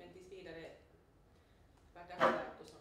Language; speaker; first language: Swedish; native; Swedish